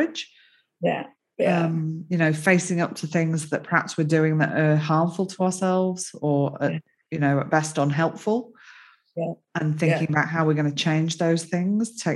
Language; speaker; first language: English; native; English